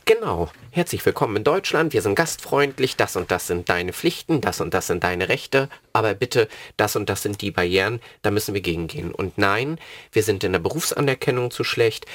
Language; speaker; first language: German; native; German